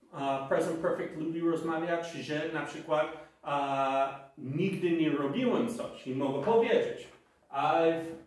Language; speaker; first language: Polish; non-native, fluent; English